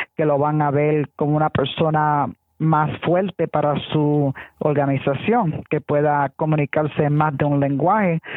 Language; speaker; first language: Spanish; early bilingual, heritage; Spanish